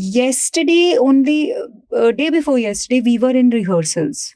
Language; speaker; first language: English; non-native, local second language; Punjabi